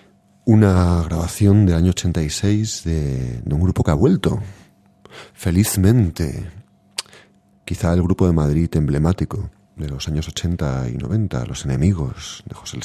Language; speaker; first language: Spanish; native; Spanish